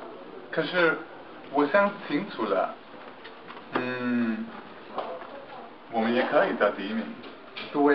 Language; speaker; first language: Chinese; non-native, learner; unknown